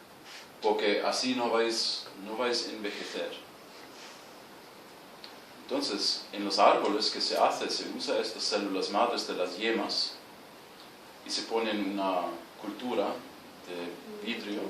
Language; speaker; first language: Spanish; non-native, fluent; German